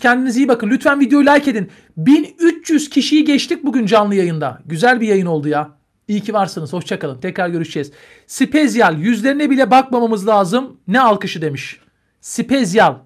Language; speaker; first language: Turkish; native; Turkish